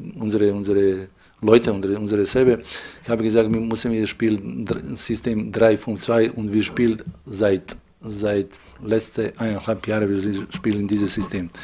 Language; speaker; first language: German; non-native, fluent; Serbian